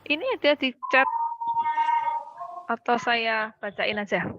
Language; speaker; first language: Malay; native; Malay